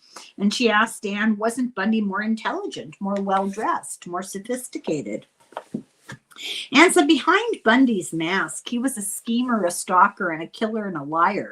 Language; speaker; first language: English; native; English